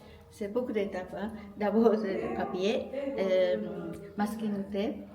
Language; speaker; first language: French; non-native, learner; Japanese